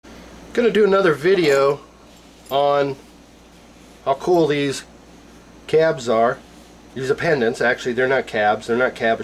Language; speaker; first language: English; native; English